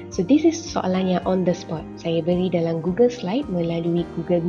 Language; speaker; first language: Malay; native; Malay